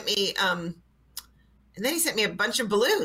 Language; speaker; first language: English; native; English